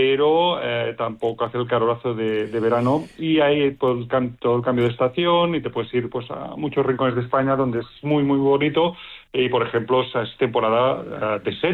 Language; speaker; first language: Spanish; native; Spanish